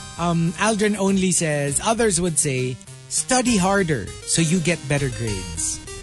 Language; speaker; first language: English; non-native, local second language; Filipino